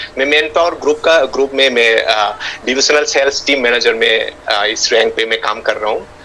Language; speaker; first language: Hindi; non-native, local second language; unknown